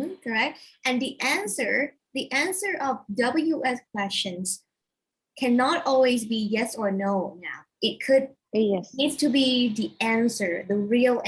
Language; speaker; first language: English; non-native, fluent; Thai